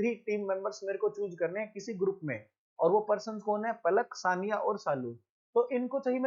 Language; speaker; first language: Hindi; native; Hindi